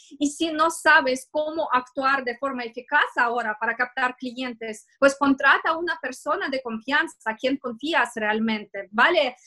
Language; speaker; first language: Spanish; non-native, fluent; Russian